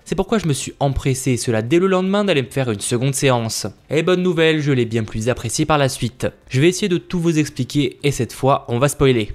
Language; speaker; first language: French; native; French